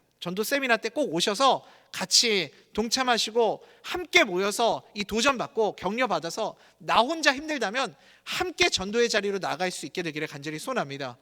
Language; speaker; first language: Korean; native; Korean